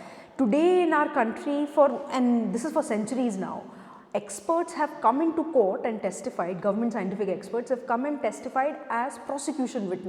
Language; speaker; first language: English; non-native, local second language; Hindi